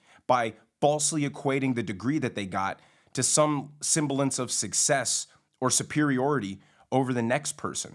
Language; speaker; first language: English; native; English